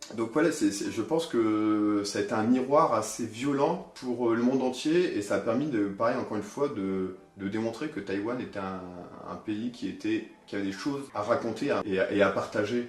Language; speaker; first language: French; native; French